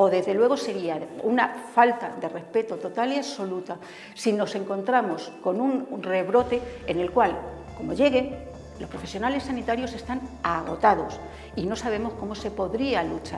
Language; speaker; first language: Spanish; native; Spanish